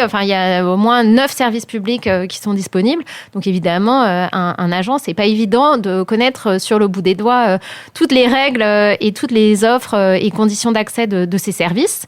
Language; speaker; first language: French; native; French